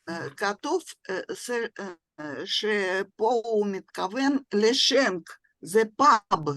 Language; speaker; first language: Hebrew; non-native, fluent; Russian